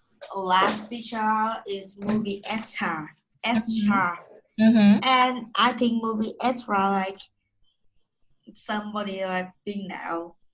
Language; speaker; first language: English; non-native, learner; Vietnamese